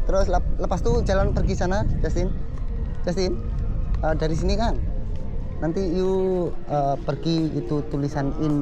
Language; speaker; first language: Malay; non-native, local second language; Indonesian